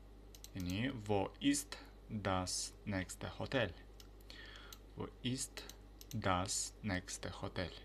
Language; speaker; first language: German; non-native, fluent; Uzbek